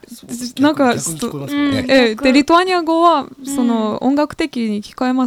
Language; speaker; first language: Japanese; non-native, fluent; Lithuanian